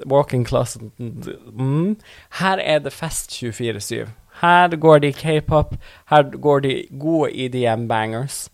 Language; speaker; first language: Norwegian; non-native, local second language; Northern Sami